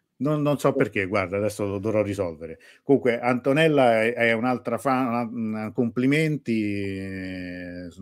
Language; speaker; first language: Italian; native; Italian